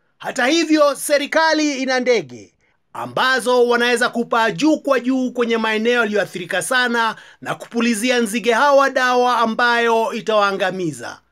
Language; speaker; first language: Swahili; native; Swahili